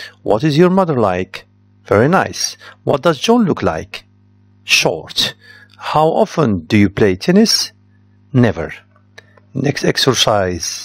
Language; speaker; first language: English; non-native, fluent; Arabic